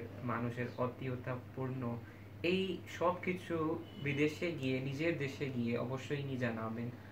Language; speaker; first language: Bangla; non-native, fluent; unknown